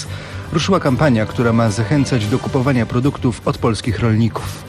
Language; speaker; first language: Polish; native; Polish